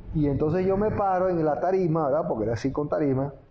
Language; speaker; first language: Spanish; native; Spanish